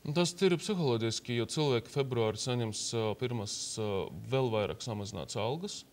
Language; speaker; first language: Latvian; non-native, local second language; Russian